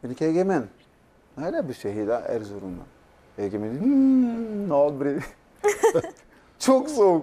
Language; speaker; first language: Turkish; non-native, learner; Portuguese